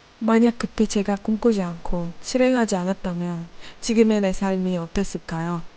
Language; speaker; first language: Korean; non-native, fluent; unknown